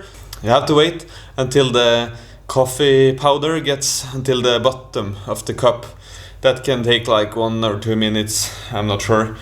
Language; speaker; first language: English; non-native, fluent; Norwegian